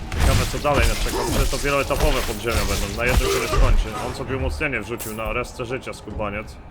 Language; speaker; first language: Polish; native; Polish